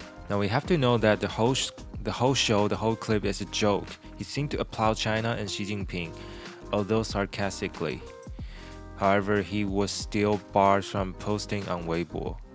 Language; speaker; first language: English; non-native, fluent; Chinese